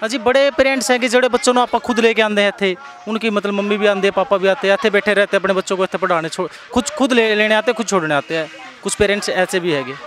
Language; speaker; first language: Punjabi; non-native, local second language; Hindi